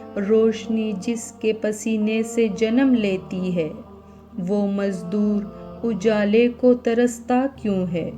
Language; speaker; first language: Urdu; native; Urdu